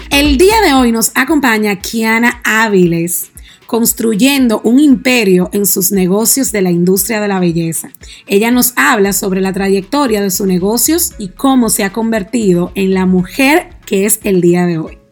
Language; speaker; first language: Spanish; native; Spanish